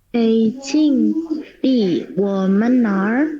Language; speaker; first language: Chinese; non-native, learner; Indonesian